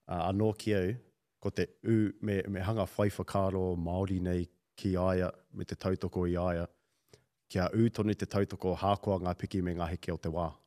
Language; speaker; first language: Māori; native; Māori